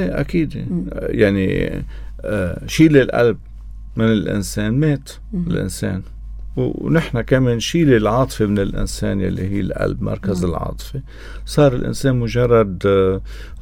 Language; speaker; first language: Arabic; native; Arabic